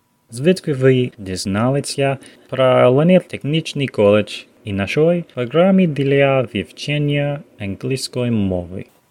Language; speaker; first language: Ukrainian; non-native, learner; English